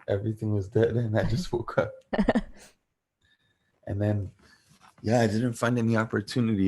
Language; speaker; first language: English; native; English